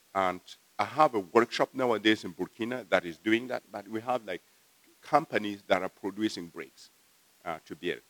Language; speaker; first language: English; non-native, fluent; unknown